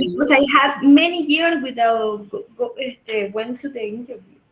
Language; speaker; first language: English; non-native, learner; Spanish